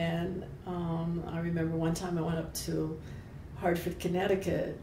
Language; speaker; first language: English; native; English